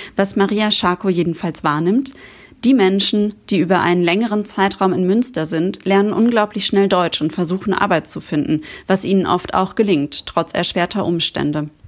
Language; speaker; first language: German; native; German